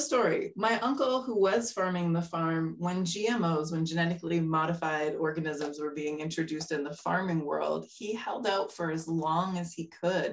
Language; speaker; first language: English; native; English